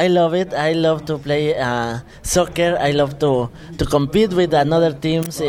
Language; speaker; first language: English; non-native, fluent; Spanish